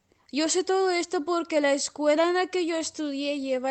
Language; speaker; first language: Spanish; non-native, fluent; Russian